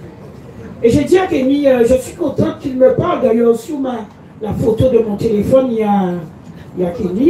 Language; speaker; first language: French; native; French